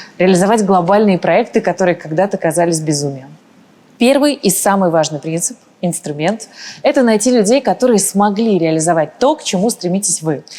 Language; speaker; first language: Russian; early bilingual, other home language; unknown